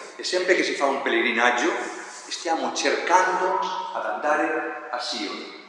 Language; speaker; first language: Italian; non-native, fluent; Spanish